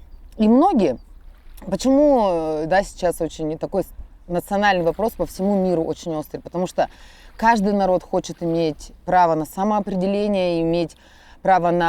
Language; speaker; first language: Russian; native; Russian